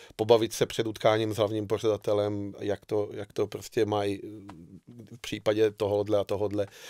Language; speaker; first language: Czech; non-native, fluent; Hungarian